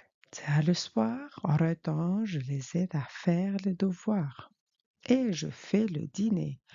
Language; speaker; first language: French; non-native, fluent; Mongolian